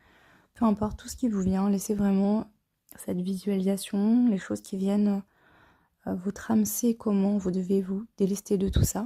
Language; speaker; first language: French; native; French